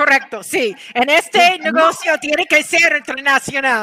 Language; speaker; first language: Spanish; non-native, fluent; English